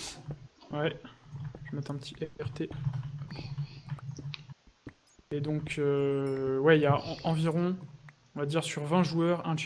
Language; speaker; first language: French; native; French